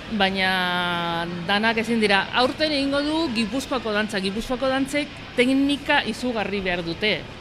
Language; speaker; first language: Basque; native; Basque